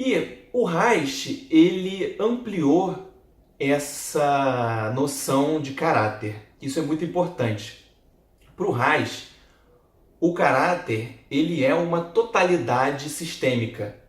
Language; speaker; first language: Portuguese; native; Portuguese